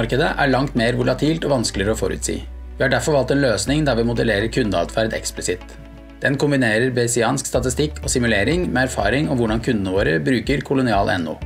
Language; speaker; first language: Norwegian; native; Norwegian